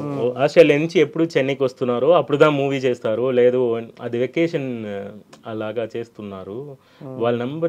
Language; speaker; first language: Telugu; non-native, local second language; Tamil